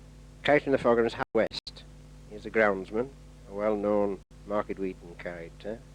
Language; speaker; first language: English; native; English